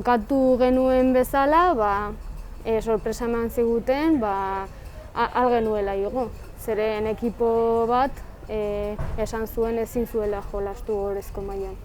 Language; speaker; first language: Basque; non-native, local second language; Spanish